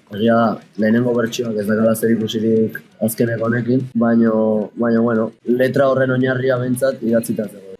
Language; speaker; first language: Basque; native; Basque